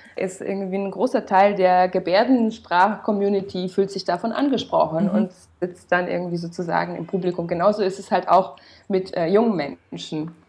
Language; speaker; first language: German; non-native, fluent; Romanian